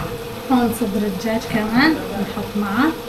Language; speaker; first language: Arabic; non-native, local second language; Kurdish